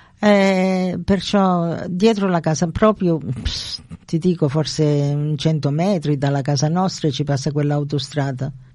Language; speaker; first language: Italian; native; Italian